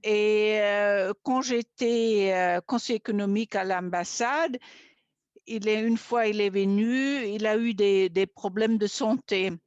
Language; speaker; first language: French; non-native, fluent; German